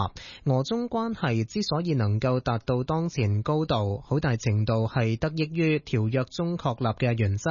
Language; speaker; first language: Cantonese; native; Cantonese